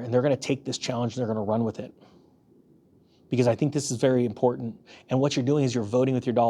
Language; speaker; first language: English; native; English